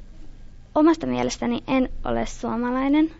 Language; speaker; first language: Finnish; early bilingual, other home language; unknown